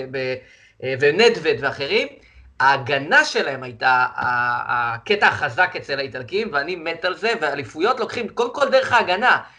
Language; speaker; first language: Hebrew; native; Hebrew